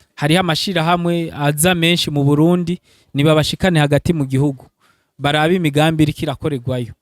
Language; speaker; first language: Rundi; early bilingual, heritage; Rundi